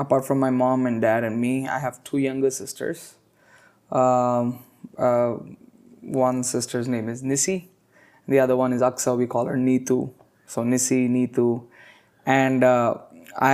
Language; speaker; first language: English; non-native, local second language; Telugu